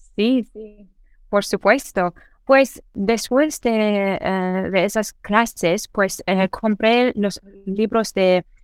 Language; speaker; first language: Spanish; non-native, fluent; Persian